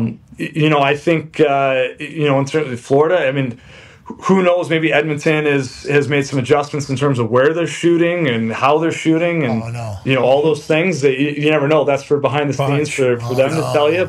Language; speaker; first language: English; native; English